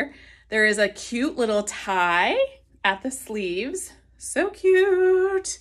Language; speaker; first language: English; native; English